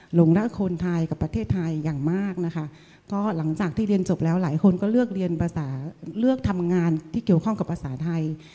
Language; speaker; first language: Thai; non-native, fluent; Vietnamese